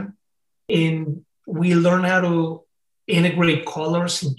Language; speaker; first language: English; non-native, fluent; Spanish